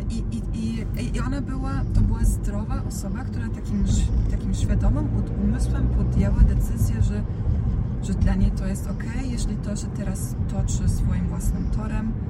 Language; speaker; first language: Polish; non-native, fluent; Croatian